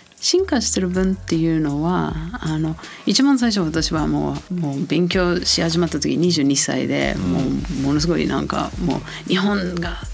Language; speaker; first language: Japanese; non-native, fluent; English